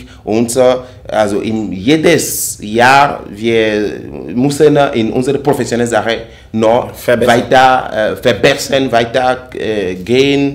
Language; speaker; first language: German; non-native, learner; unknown